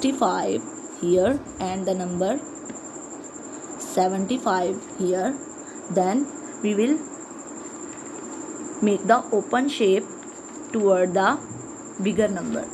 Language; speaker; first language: English; non-native, local second language; Urdu